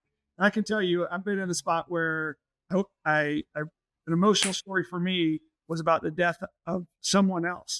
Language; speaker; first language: English; native; English